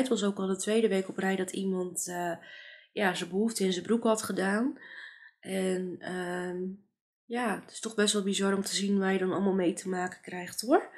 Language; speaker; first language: Dutch; native; Dutch